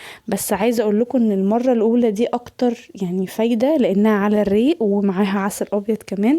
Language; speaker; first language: Arabic; native; Arabic